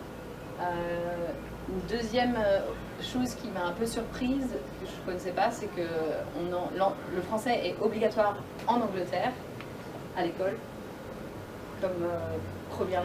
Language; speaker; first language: French; native; French